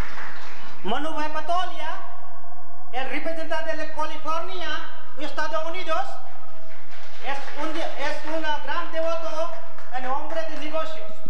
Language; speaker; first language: Spanish; non-native, learner; Gujarati